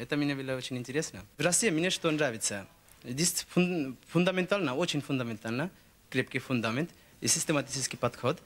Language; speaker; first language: Russian; non-native, fluent; Bangla